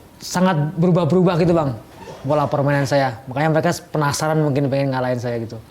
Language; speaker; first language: Indonesian; non-native, local second language; Javanese